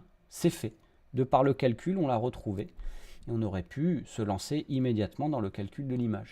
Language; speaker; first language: French; native; French